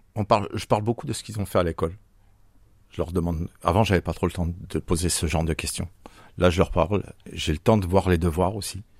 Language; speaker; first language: French; native; French